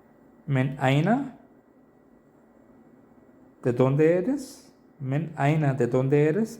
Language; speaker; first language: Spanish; non-native, learner; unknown